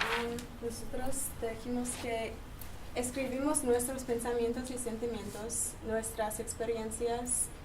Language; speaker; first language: Spanish; non-native, learner; English